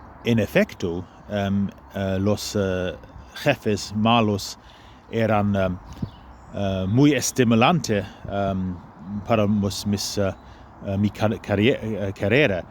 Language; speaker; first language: Spanish; non-native, fluent; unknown